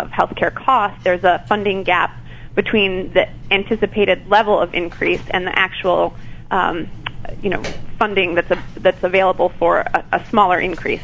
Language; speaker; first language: English; native; English